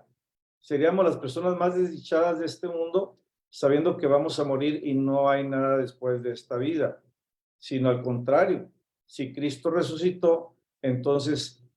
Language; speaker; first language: Spanish; native; Spanish